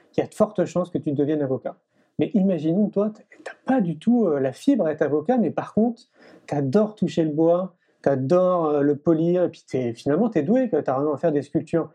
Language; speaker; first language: French; native; French